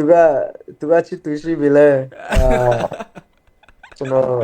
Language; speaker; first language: Burmese; early bilingual, heritage; Burmese